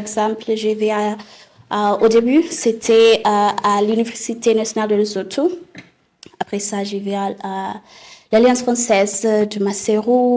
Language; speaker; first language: French; non-native, fluent; Southern Sotho